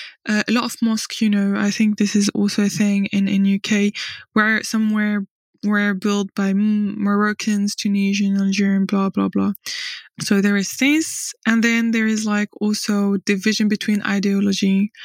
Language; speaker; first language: English; non-native, fluent; French